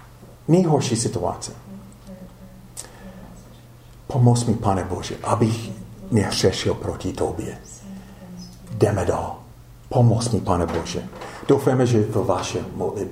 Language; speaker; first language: Czech; non-native, fluent; English